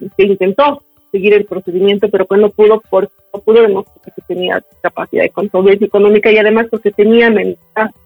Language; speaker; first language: Spanish; native; Spanish